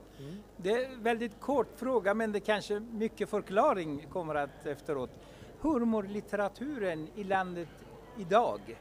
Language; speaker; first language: Swedish; non-native, fluent; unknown